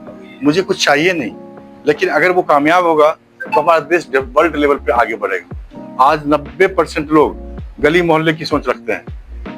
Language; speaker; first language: Hindi; native; Hindi